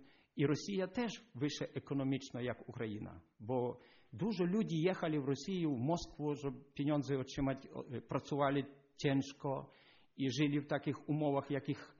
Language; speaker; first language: Polish; non-native, learner; Ukrainian